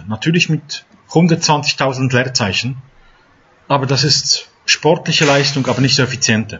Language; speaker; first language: German; non-native, fluent; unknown